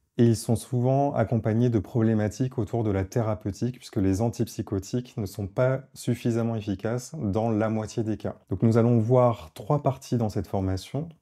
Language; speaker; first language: French; native; French